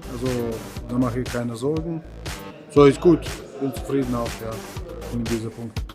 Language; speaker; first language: German; non-native, learner; Serbian